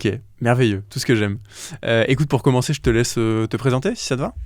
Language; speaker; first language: French; native; French